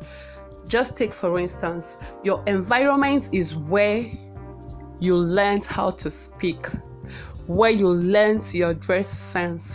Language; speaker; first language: English; non-native, local second language; Igbo